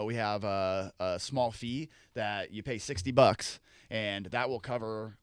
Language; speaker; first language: English; native; English